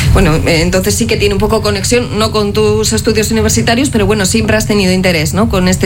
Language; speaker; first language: Spanish; native; Spanish